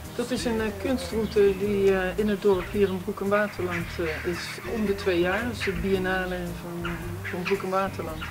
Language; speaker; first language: Dutch; native; Dutch